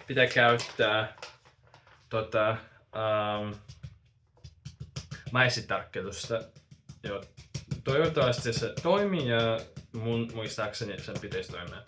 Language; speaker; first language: Finnish; non-native, fluent; Russian